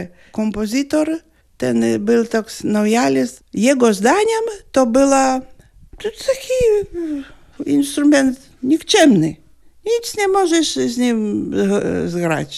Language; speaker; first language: Polish; non-native, learner; Lithuanian